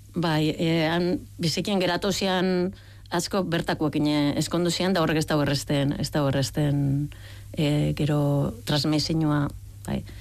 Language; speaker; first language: Basque; native; Basque